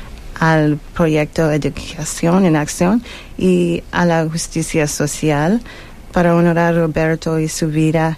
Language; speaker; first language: Spanish; non-native, learner; English